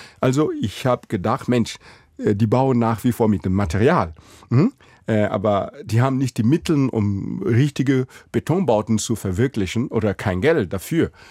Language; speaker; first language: German; non-native, fluent; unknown